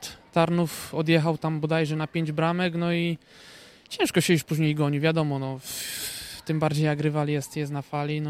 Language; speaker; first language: Polish; native; Polish